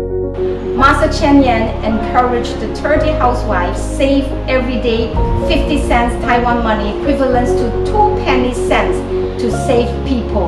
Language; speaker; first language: English; non-native, learner; Chinese